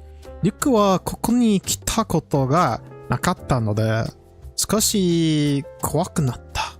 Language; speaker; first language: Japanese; non-native, learner; English